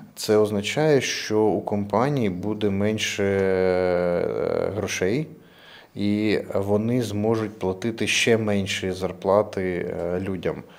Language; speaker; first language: Ukrainian; non-native, local second language; Russian